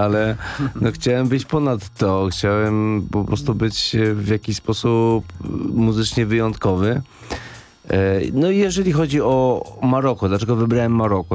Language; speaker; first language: Polish; native; Polish